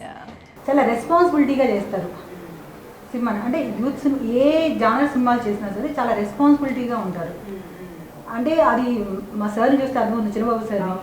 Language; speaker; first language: Telugu; native; Telugu